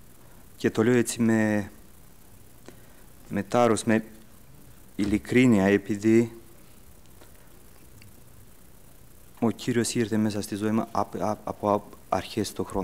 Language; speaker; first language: Greek; early bilingual, heritage; Greek